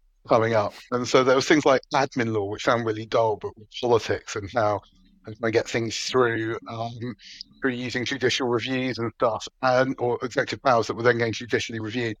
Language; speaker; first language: English; native; English